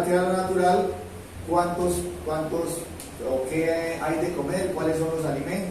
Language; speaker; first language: Spanish; native; Spanish